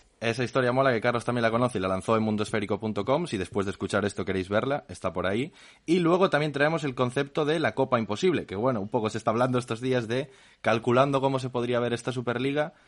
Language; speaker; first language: Spanish; native; Spanish